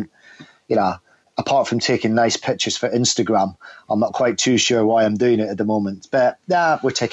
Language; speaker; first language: English; native; English